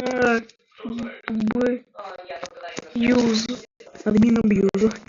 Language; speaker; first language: Russian; native; Russian